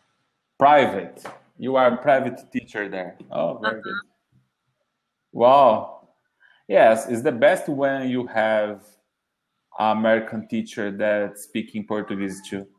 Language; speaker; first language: English; non-native, learner; Portuguese